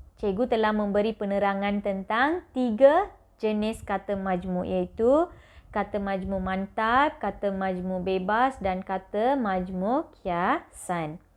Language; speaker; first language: Malay; non-native, local second language; Tamil